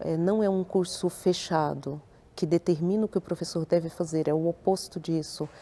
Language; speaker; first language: Portuguese; native; Portuguese